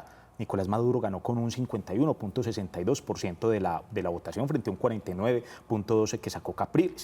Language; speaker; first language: Spanish; native; Spanish